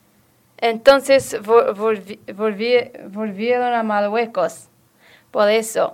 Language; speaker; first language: Spanish; non-native, learner; Arabic